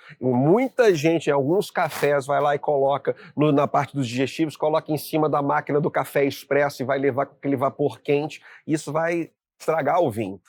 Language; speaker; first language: Portuguese; native; Portuguese